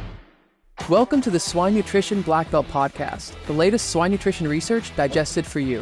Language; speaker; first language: English; native; English